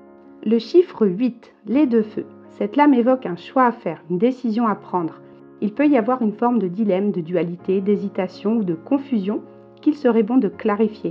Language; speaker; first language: French; native; French